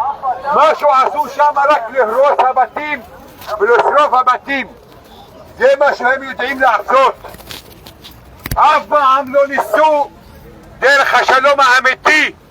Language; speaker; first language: Hebrew; non-native, local second language; Arabic